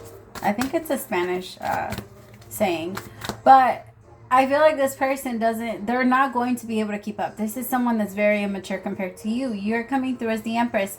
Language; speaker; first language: English; native; English